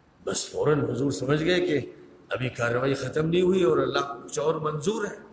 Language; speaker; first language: Urdu; native; Urdu